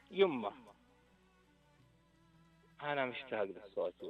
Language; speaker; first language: Arabic; native; Arabic